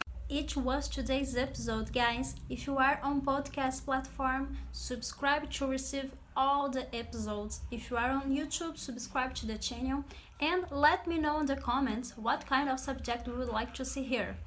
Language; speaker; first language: English; non-native, fluent; Portuguese